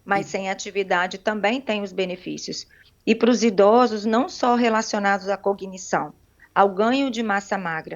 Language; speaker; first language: Portuguese; native; Portuguese